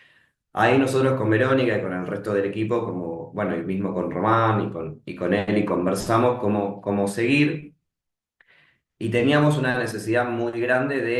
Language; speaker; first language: Spanish; native; Spanish